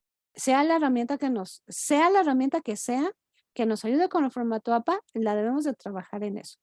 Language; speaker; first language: Spanish; native; Spanish